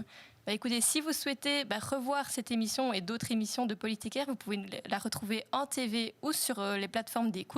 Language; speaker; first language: French; native; French